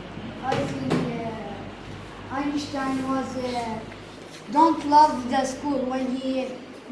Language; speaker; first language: English; non-native, learner; Arabic